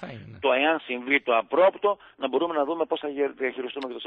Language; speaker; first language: Greek; native; Greek